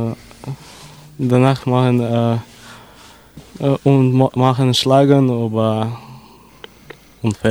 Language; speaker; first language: German; non-native, learner; Russian